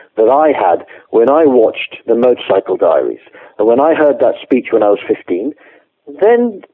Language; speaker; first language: English; native; English